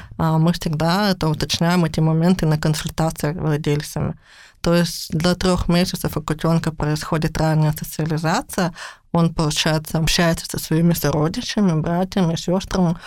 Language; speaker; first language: Russian; native; Russian